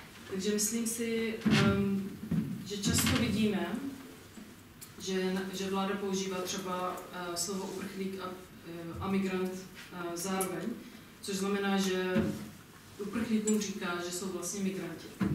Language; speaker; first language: Czech; non-native, fluent; Arabic